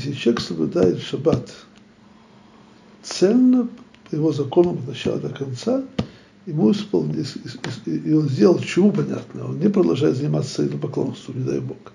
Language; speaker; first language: Russian; native; Russian